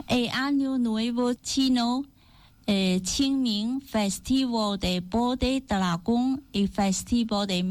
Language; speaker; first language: Spanish; non-native, learner; Chinese